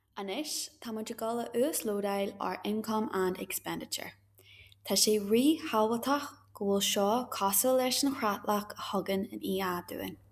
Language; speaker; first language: Irish; native; Irish